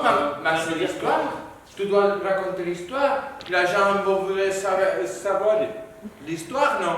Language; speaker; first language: French; non-native, learner; Spanish